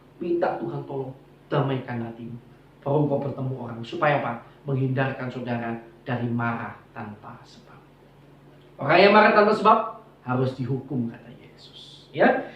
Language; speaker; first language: Indonesian; non-native, local second language; Javanese